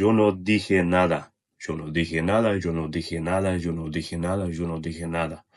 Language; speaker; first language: Spanish; non-native, learner; Russian